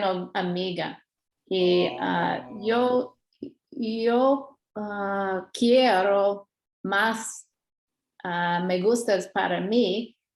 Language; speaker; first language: Spanish; non-native, learner; English